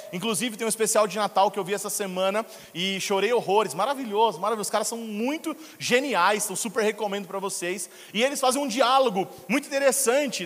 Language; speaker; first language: Portuguese; native; Portuguese